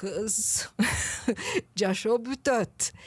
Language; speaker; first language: Kyrgyz; non-native, learner; Italian